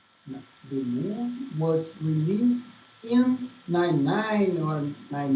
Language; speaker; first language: English; non-native, learner; Portuguese